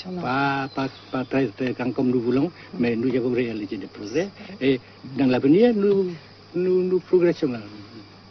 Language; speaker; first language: French; non-native, local second language; Vietnamese